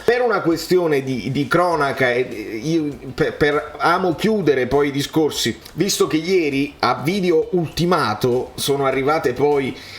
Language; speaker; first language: Italian; native; Italian